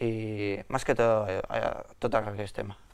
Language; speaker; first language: Catalan; early bilingual, other home language; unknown